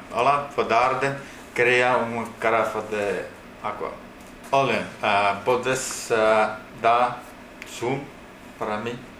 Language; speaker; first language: Spanish; non-native, learner; Portuguese